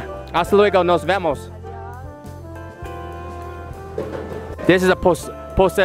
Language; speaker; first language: Spanish; non-native, learner; English